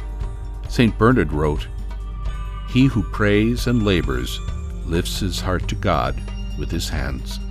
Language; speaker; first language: English; native; English